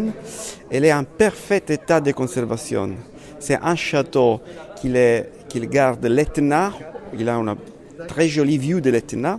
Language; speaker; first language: French; non-native, fluent; Italian